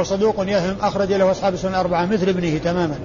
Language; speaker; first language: Arabic; native; Arabic